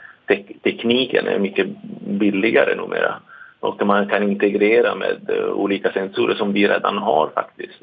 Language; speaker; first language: Swedish; non-native, fluent; Italian